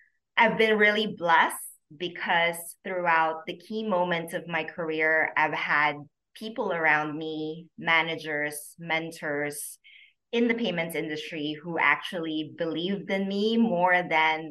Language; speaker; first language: English; non-native, local second language; Filipino